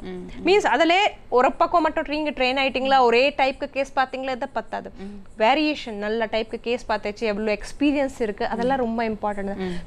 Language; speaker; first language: Tamil; non-native, learner; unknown